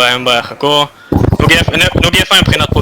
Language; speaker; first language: Hebrew; native; Hebrew